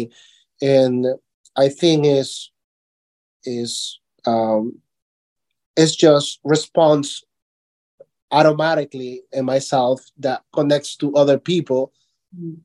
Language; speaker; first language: English; non-native, fluent; Spanish